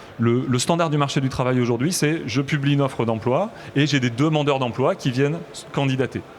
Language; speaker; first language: French; native; French